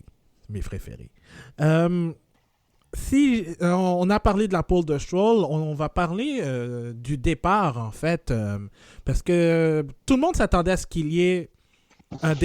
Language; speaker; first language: French; native; French